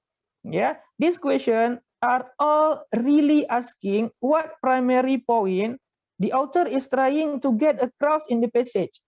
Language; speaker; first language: English; non-native, fluent; Indonesian